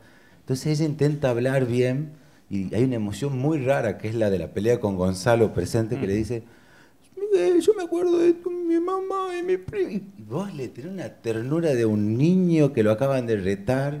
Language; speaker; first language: Spanish; native; Spanish